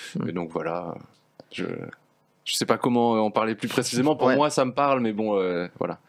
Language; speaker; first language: French; native; French